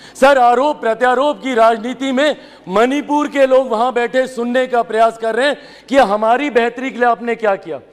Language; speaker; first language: Hindi; native; Hindi